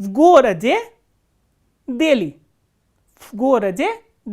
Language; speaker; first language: Russian; non-native, fluent; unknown